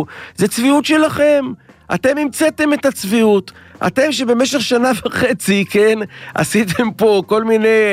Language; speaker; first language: Hebrew; native; Hebrew